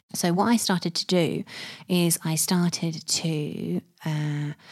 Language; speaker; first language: English; native; English